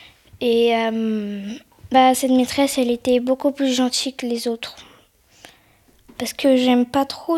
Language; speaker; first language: French; early bilingual, other home language; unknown